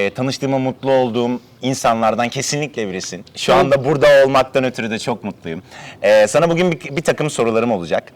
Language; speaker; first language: Turkish; early bilingual, heritage; Turkish